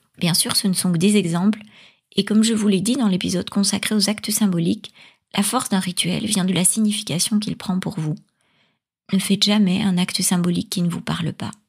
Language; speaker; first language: French; native; French